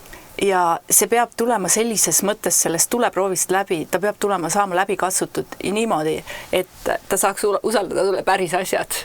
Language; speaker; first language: Estonian; native; Estonian